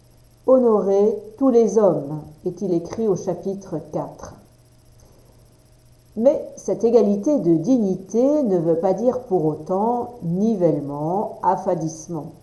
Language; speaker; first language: French; native; French